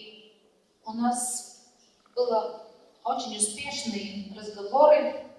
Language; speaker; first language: Russian; non-native, fluent; Latvian